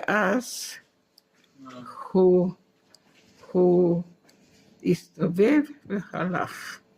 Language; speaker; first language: Hebrew; non-native, fluent; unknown